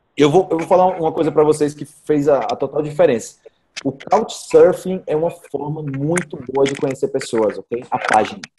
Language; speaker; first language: Portuguese; native; Portuguese